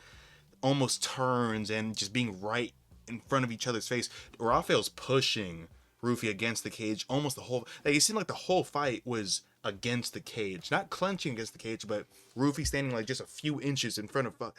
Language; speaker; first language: English; native; English